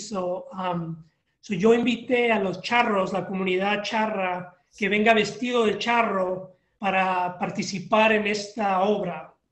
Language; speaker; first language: Spanish; early bilingual, heritage; Spanish